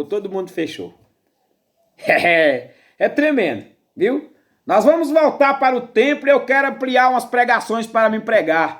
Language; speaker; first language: Portuguese; native; Portuguese